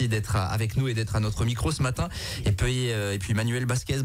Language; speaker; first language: French; native; French